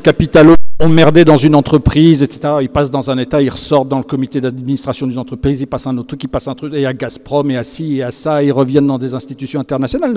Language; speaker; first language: French; native; French